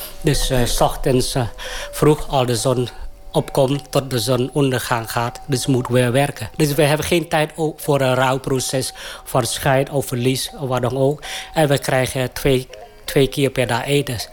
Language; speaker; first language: Dutch; non-native, fluent; Khmer